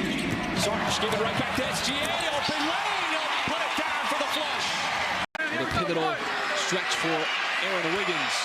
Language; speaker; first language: English; native; English